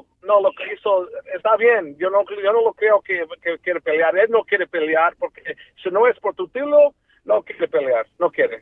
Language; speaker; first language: Spanish; early bilingual, heritage; Spanish